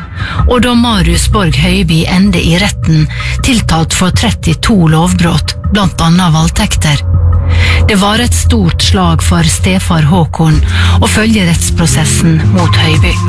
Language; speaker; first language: Norwegian; native; Norwegian